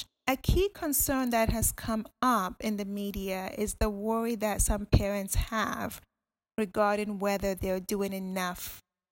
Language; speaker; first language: English; non-native, local second language; Akan